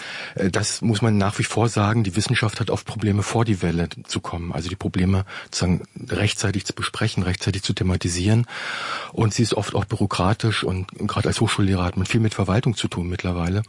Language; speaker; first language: German; native; German